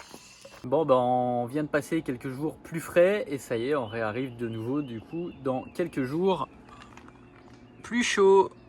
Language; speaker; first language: French; native; French